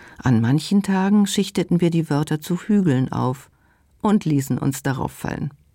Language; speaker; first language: German; non-native, local second language; Luxembourgish